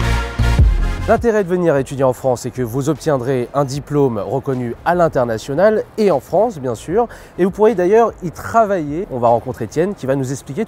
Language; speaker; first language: French; native; French